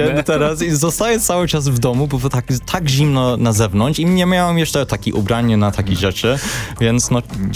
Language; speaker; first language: Polish; non-native, learner; English